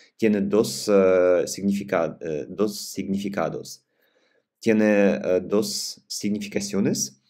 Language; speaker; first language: Spanish; non-native, fluent; Russian